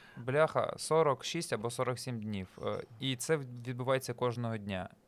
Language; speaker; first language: Ukrainian; native; Ukrainian